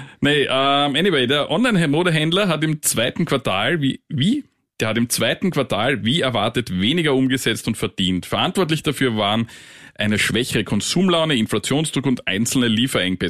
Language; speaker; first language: German; native; German